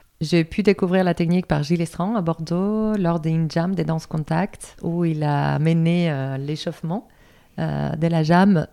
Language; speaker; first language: French; non-native, fluent; Spanish